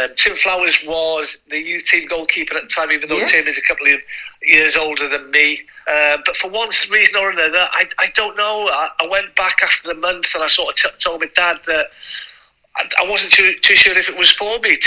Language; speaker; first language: English; non-native, local second language; Welsh